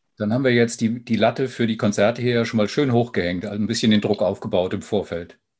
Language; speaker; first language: German; native; German